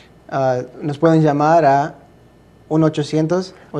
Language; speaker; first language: Spanish; early bilingual, heritage; Spanish